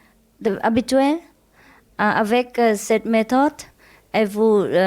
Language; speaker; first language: French; non-native, learner; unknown